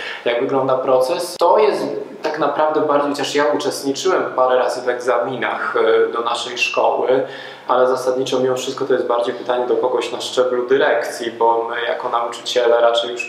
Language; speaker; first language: Polish; native; Polish